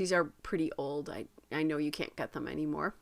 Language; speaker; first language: English; native; English